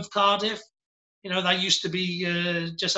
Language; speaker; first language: English; native; English